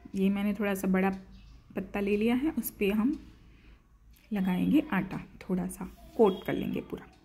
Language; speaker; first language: Hindi; non-native, local second language; Gujarati